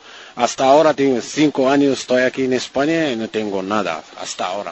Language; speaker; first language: Spanish; non-native, learner; Arabic